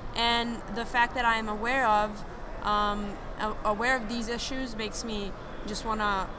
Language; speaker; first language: English; non-native, fluent; Serbian